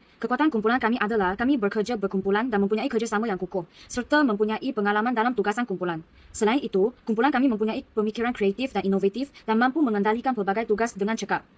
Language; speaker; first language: Malay; non-native, local second language; Chinese